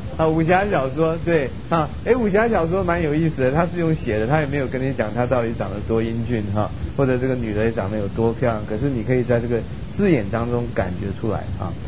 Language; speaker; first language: Chinese; early bilingual, other home language; Min Nan Chinese